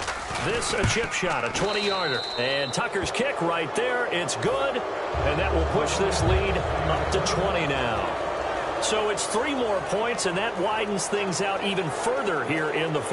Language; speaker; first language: English; native; English